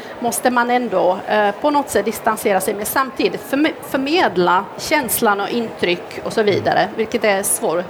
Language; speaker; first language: Swedish; non-native, fluent; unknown